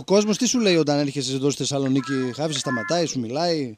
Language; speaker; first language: Greek; native; Greek